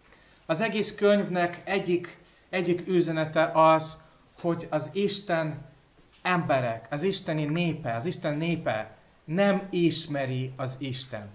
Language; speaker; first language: Hungarian; non-native, fluent; English